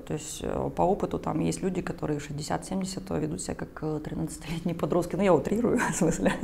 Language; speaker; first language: Russian; native; Russian